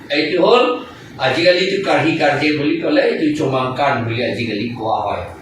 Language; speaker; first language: Assamese; non-native, local second language; Karbi